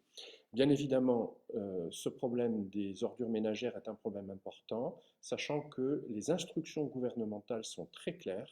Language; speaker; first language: French; native; French